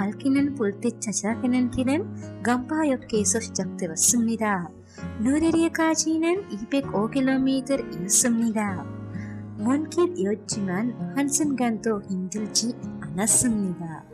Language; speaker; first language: Korean; non-native, learner; Sinhala